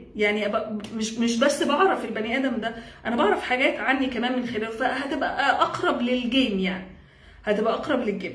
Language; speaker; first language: Arabic; native; Arabic